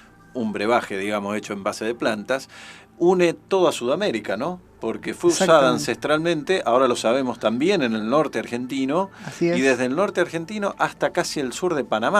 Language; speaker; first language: Spanish; native; Spanish